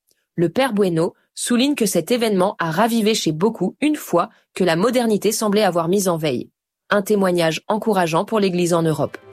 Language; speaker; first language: French; native; French